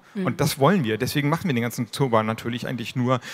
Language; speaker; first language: German; native; German